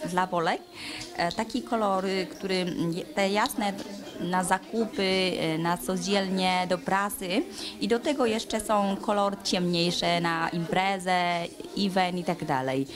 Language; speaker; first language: Polish; non-native, learner; Vietnamese